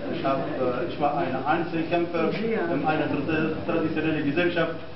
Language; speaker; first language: German; non-native, learner; Arabic